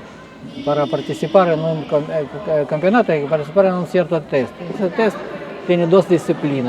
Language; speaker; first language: Spanish; non-native, fluent; Russian